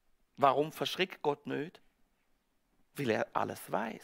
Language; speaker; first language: German; native; German